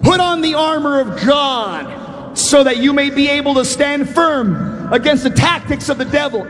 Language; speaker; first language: English; early bilingual, other home language; Spanish